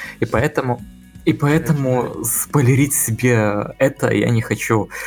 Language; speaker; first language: Russian; native; Russian